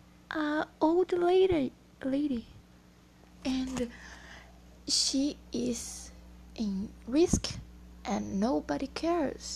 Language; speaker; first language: English; non-native, learner; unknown